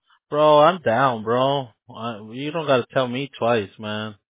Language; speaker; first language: English; early bilingual, other home language; Spanish